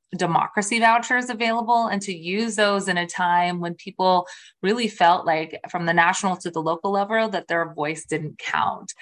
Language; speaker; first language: English; early bilingual, other home language; Spanish